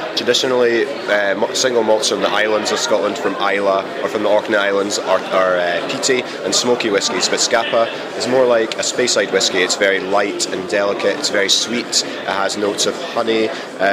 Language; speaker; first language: English; native; English